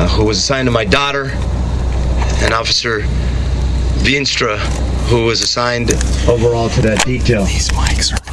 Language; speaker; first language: English; native; English